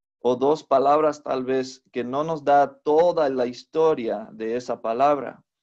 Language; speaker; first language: Spanish; non-native, fluent; English